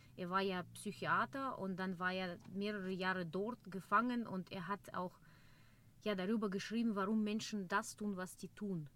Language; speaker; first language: German; non-native, fluent; Russian